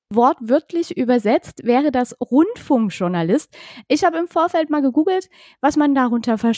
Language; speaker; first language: German; native; German